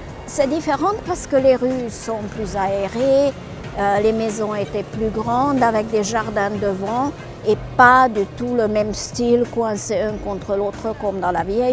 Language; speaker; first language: French; non-native, fluent; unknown